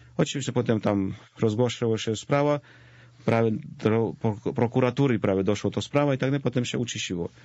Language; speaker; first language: Polish; non-native, fluent; Georgian